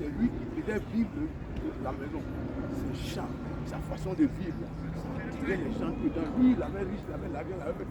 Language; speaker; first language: French; non-native, local second language; Baoulé